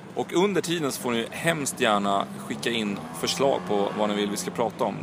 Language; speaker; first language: Swedish; early bilingual, other home language; Croatian